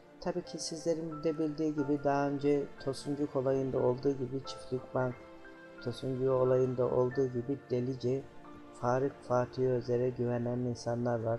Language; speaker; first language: Turkish; native; Turkish